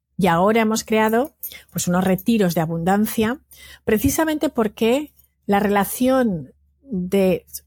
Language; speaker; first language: Spanish; native; Spanish